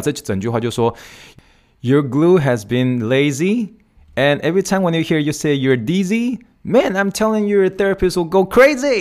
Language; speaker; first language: English; non-native, fluent; Chinese